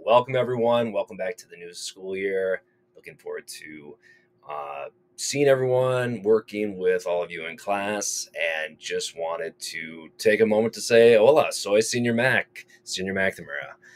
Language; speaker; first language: English; native; English